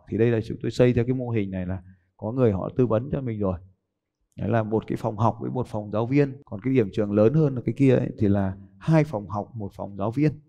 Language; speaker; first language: Vietnamese; native; Vietnamese